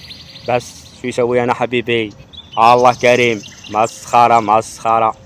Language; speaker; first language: Arabic; non-native, learner; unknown